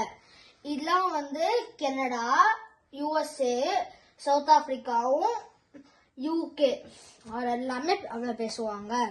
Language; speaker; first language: Tamil; early bilingual, heritage; Tamil